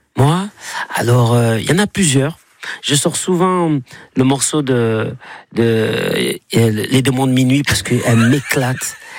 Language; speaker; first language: French; native; French